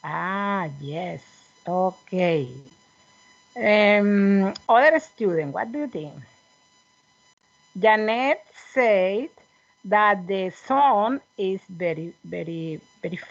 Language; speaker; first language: English; non-native, learner; Spanish